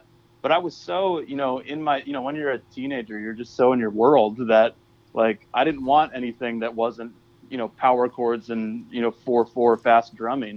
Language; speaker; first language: English; native; English